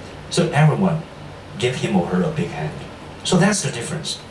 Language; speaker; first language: English; non-native, fluent; Chinese